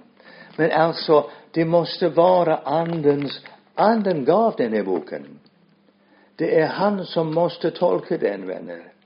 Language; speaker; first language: Swedish; non-native, fluent; English